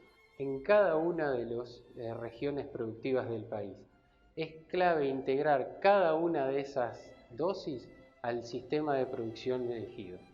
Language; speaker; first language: Spanish; native; Spanish